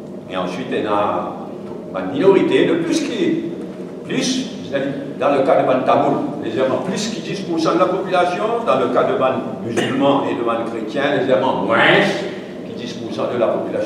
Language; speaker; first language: French; non-native, local second language; Morisyen